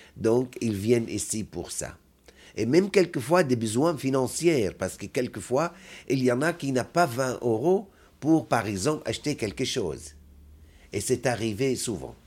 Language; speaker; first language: French; non-native, fluent; Arabic